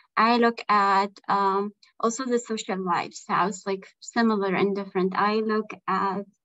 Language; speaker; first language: English; non-native, fluent; Arabic